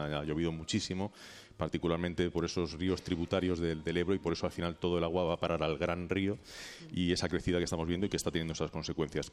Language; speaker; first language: Spanish; native; Spanish